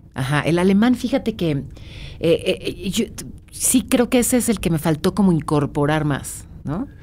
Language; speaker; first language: Spanish; native; Spanish